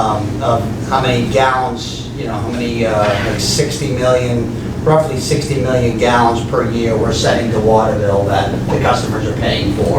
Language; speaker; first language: English; native; English